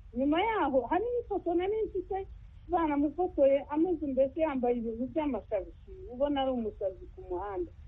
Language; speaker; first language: Kinyarwanda; native; Kinyarwanda